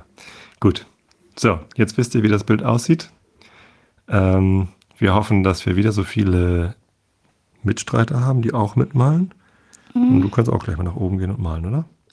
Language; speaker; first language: German; native; German